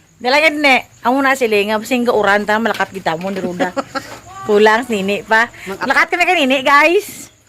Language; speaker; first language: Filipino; native; Filipino